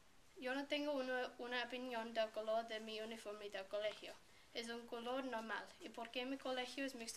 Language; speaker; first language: Spanish; non-native, learner; English